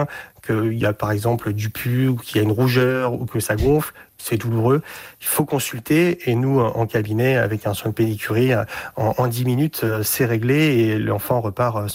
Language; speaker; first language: French; native; French